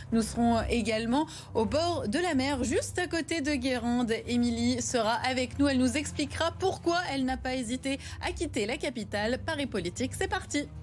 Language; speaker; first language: French; native; French